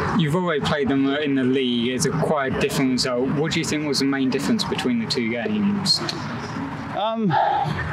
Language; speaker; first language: English; native; English